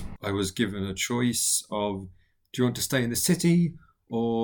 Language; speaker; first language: English; native; English